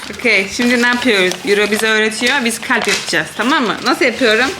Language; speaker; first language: Turkish; native; Turkish